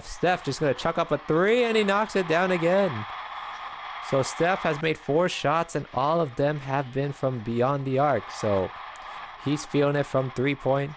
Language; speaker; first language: English; native; English